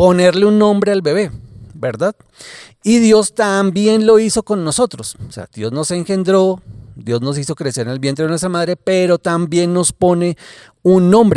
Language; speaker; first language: Spanish; native; Spanish